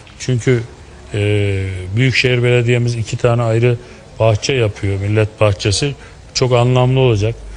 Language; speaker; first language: Turkish; native; Turkish